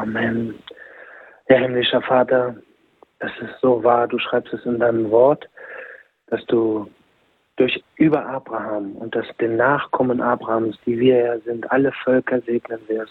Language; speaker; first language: German; native; German